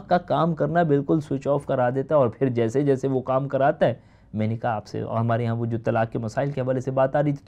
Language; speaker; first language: Urdu; native; Urdu